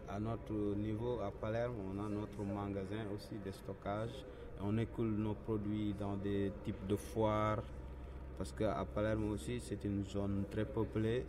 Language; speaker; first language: French; non-native, local second language; Wolof